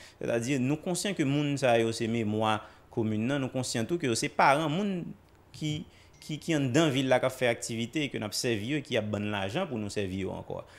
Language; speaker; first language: French; non-native, local second language; Haitian Creole